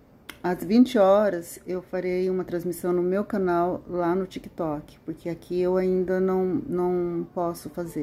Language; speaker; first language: Portuguese; native; Portuguese